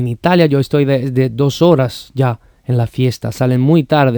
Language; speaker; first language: Spanish; non-native, fluent; Italian